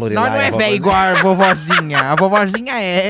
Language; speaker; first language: Portuguese; native; Portuguese